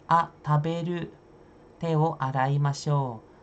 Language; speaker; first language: Japanese; non-native, fluent; Indonesian